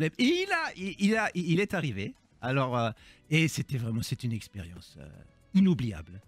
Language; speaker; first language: French; non-native, fluent; German